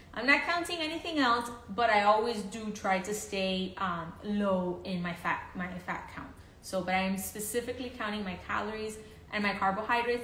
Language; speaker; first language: English; early bilingual, other home language; Spanish